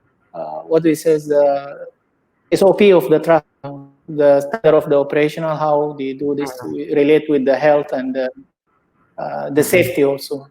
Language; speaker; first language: English; non-native, learner; Indonesian